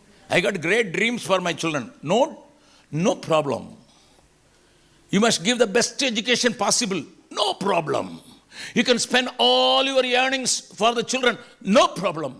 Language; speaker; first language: English; non-native, local second language; Tamil